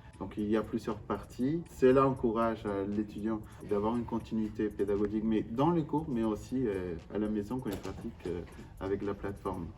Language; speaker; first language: French; non-native, fluent; Spanish